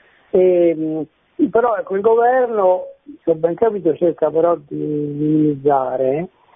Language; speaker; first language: Italian; native; Italian